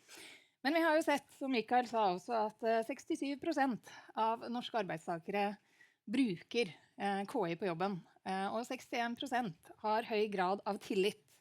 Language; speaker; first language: Norwegian; native; Norwegian